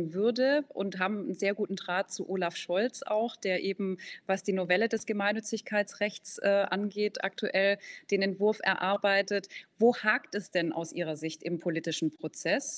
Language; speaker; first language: German; native; German